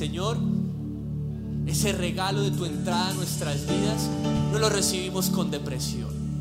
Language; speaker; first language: Spanish; native; Spanish